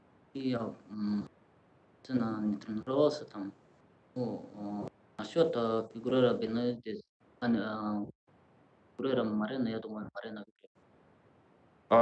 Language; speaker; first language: Russian; non-native, local second language; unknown